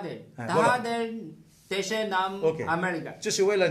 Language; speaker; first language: Bangla; non-native, learner; Chinese